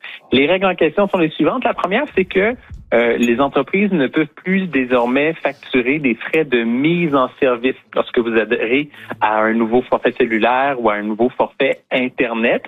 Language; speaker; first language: French; native; French